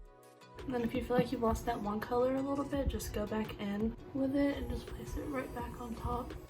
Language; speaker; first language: English; native; English